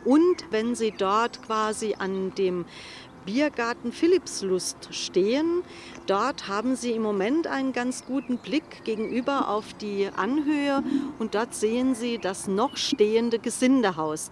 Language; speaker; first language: German; native; German